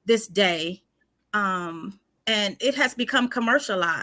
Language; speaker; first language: English; native; English